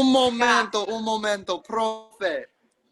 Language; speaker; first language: Spanish; non-native, learner; English